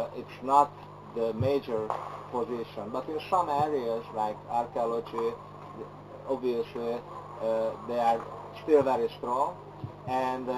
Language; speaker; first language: English; non-native, fluent; Hungarian